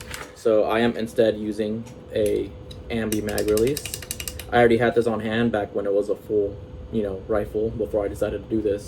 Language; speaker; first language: English; native; English